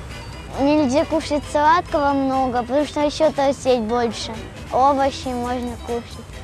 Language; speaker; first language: Russian; non-native, local second language; Ukrainian